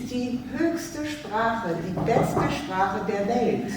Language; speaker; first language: German; native; German